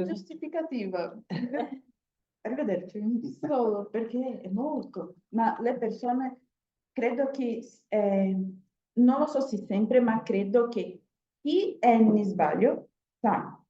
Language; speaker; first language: Italian; non-native, learner; Portuguese